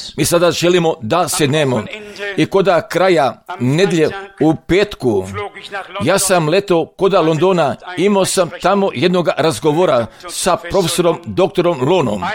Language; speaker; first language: Croatian; non-native, fluent; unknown